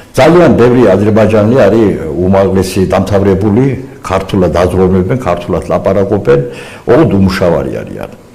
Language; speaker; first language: Georgian; non-native, local second language; Azerbaijani